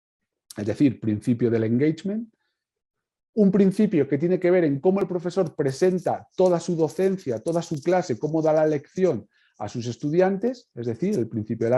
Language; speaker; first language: Spanish; native; Spanish